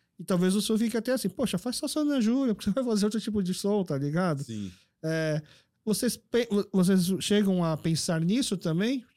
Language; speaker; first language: Portuguese; early bilingual, other home language; Korean